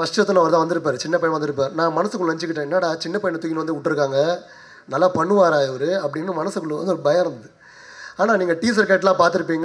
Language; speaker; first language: Tamil; native; Tamil